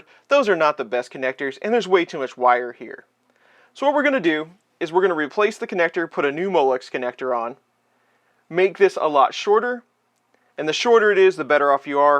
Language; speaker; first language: English; native; English